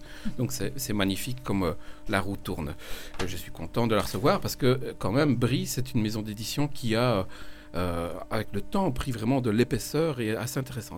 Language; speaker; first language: French; native; French